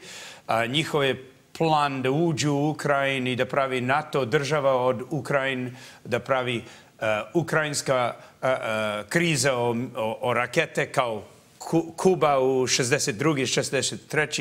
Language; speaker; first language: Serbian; early bilingual, heritage; English